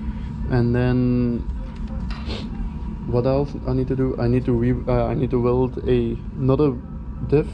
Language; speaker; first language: English; non-native, fluent; Dutch